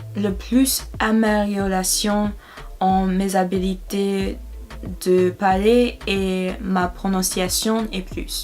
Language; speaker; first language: French; non-native, learner; English